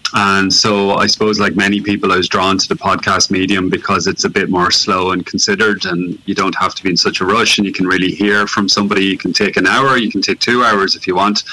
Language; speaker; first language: English; native; English